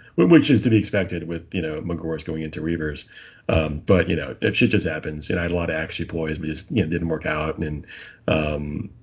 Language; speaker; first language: English; native; English